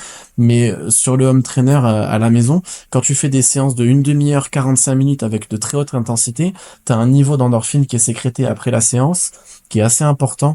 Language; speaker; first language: French; native; French